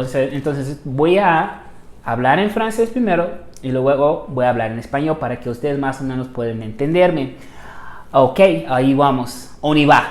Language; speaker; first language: Spanish; non-native, fluent; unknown